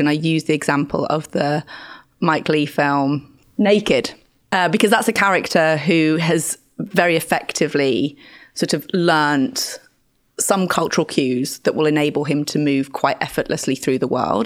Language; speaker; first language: English; native; English